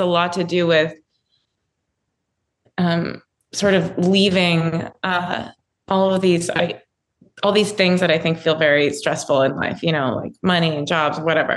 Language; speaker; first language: English; native; English